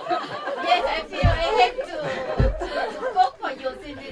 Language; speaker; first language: English; non-native, learner; Vietnamese